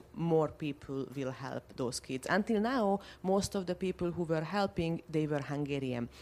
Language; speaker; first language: English; non-native, fluent; Hungarian